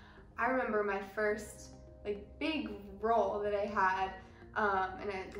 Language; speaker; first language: English; native; English